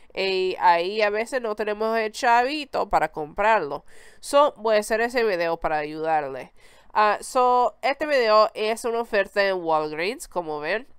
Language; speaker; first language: Spanish; early bilingual, heritage; Spanish